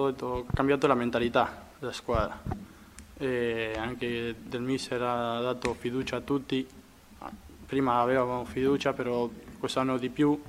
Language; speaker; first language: Italian; non-native, fluent; Spanish